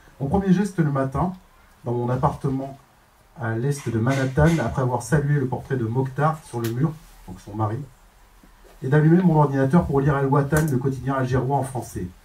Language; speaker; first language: French; native; French